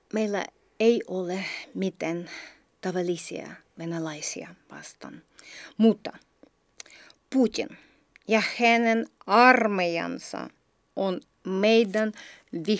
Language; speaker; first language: Finnish; non-native, learner; Ukrainian